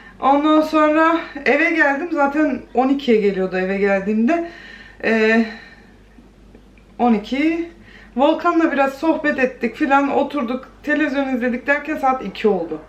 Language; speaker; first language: Turkish; early bilingual, heritage; Turkish